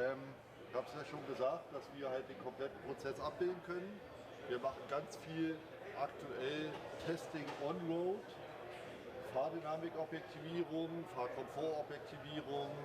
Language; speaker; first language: German; native; German